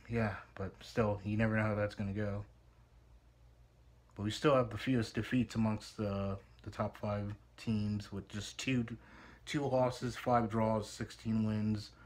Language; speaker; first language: English; native; English